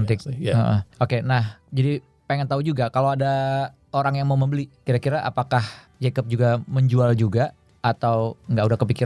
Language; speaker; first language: Indonesian; native; Indonesian